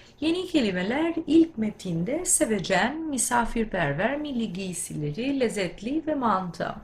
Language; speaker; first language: Turkish; non-native, fluent; Albanian